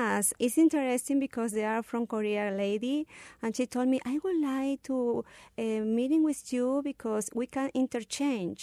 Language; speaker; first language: English; non-native, learner; Spanish